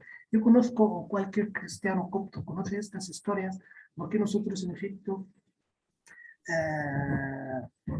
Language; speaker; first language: Spanish; non-native, fluent; Arabic